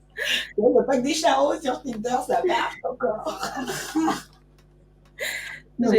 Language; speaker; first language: French; native; French